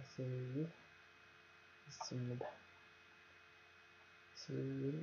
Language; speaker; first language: Korean; non-native, learner; Nepali